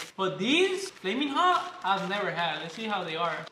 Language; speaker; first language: English; non-native, fluent; Spanish